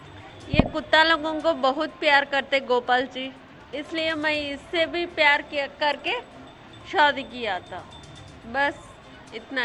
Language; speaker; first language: Hindi; non-native, local second language; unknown